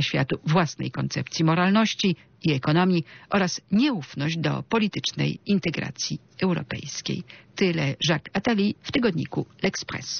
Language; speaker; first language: Polish; native; Polish